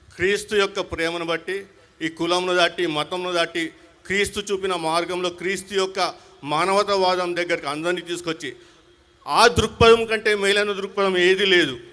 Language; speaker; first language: Telugu; non-native, local second language; Urdu